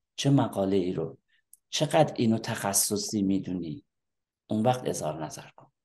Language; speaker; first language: Persian; native; Persian